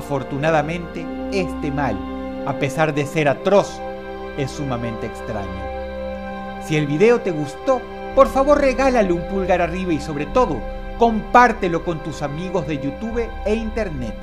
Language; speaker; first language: Spanish; native; Spanish